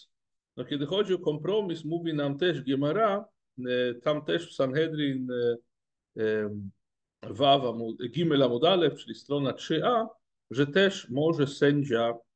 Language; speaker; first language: Polish; non-native, fluent; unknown